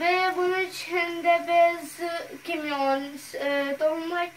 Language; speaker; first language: Turkish; non-native, learner; Urdu